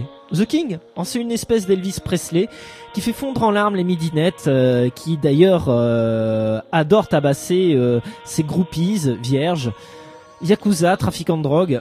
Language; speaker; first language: French; native; French